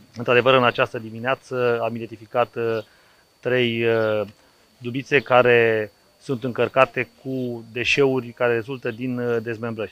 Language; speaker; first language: Romanian; native; Romanian